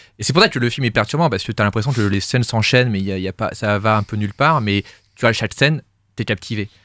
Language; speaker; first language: French; native; French